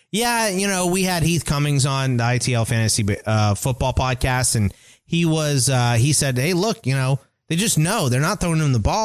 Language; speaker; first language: English; native; English